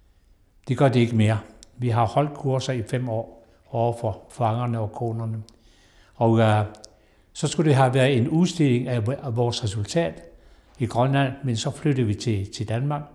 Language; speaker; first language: Danish; non-native, local second language; Kalaallisut